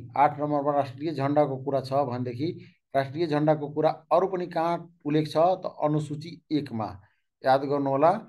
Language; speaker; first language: Nepali; non-native, local second language; Maithili